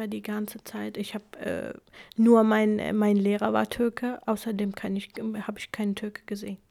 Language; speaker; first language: German; non-native, fluent; Kurdish